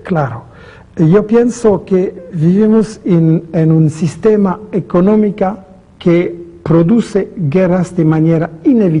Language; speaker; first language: Spanish; non-native, fluent; French